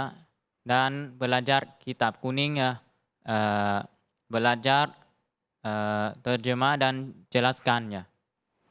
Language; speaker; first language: Indonesian; non-native, learner; Thai